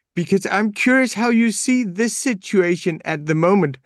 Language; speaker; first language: English; non-native, fluent; Danish